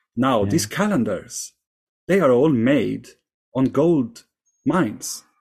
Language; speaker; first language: English; non-native, fluent; Swedish